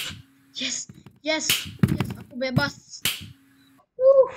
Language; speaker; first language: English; non-native, learner; Indonesian